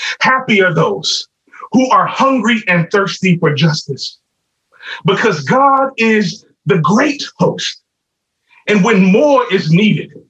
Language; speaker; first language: English; native; English